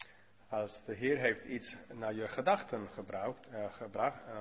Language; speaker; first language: Dutch; non-native, learner; English